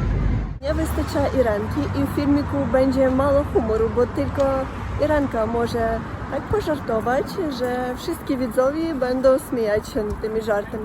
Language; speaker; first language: Polish; non-native, learner; Russian